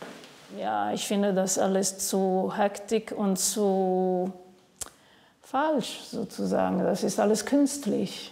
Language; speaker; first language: German; non-native, fluent; Italian